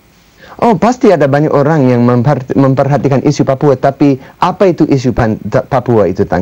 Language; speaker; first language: Indonesian; non-native, fluent; English